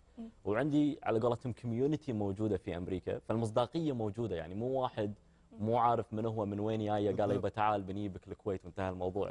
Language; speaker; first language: Arabic; native; Arabic